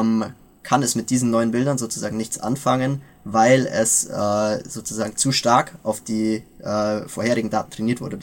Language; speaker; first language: German; native; German